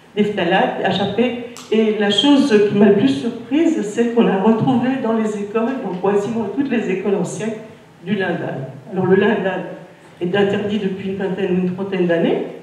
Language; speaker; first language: French; native; French